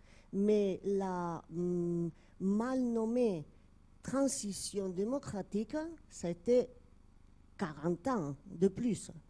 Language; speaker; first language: French; non-native, fluent; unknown